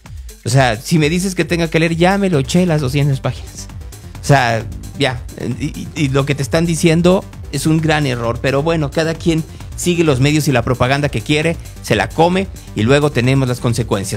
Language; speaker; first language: Spanish; native; Spanish